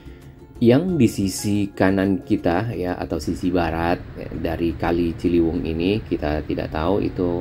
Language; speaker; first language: Indonesian; native; Indonesian